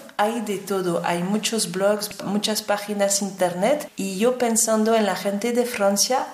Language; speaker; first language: Spanish; non-native, fluent; French